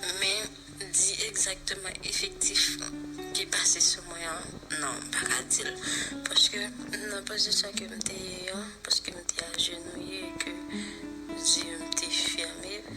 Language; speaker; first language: Haitian Creole; native; Haitian Creole